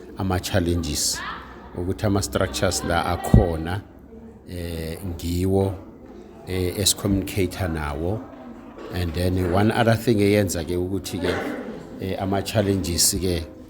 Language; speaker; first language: Zulu; non-native, local second language; South Ndebele